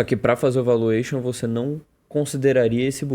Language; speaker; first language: Portuguese; native; Portuguese